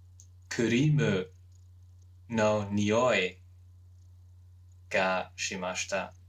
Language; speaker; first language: Japanese; non-native, learner; English